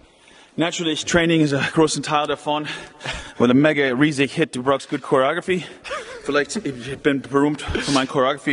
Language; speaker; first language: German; non-native, learner; English